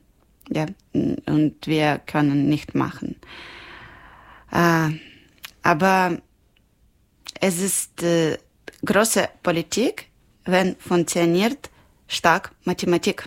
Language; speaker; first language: German; non-native, learner; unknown